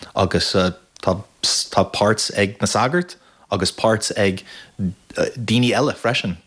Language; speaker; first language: Irish; non-native, fluent; English